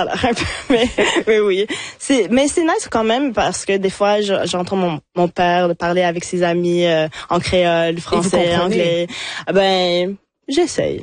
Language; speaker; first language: French; native; French